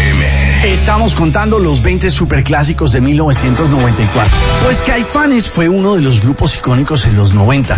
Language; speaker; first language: Spanish; native; Spanish